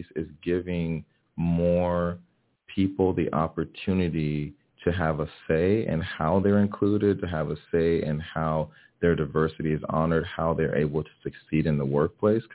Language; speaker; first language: English; early bilingual, other home language; Haitian Creole